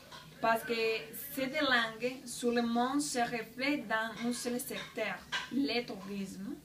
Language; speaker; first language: French; non-native, learner; Spanish